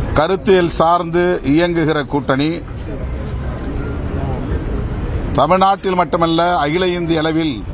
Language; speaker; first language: Tamil; native; Tamil